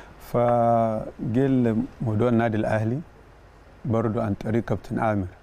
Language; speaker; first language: Arabic; non-native, fluent; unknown